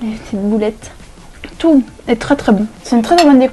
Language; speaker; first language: French; native; French